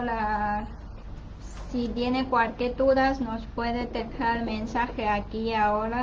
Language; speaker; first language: Spanish; non-native, learner; Chinese